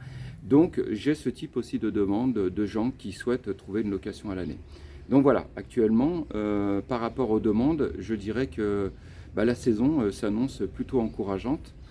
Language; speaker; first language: French; native; French